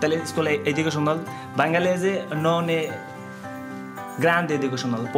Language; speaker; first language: Italian; non-native, learner; Bangla